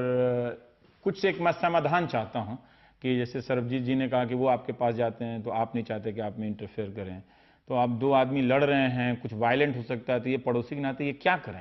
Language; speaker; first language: Hindi; native; Hindi